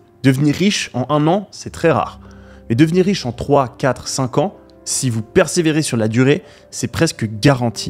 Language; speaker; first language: French; native; French